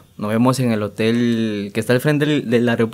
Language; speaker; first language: Spanish; native; Spanish